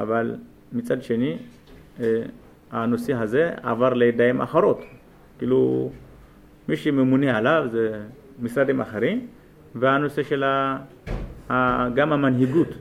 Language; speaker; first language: Hebrew; non-native, fluent; Amharic